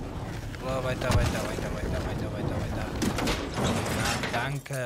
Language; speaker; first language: German; native; German